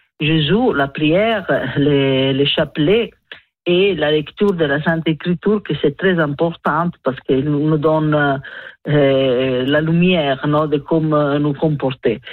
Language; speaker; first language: French; non-native, learner; Italian